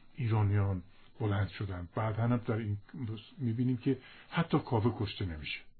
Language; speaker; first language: Persian; native; Persian